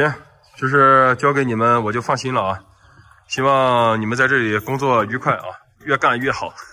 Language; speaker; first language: Chinese; native; Chinese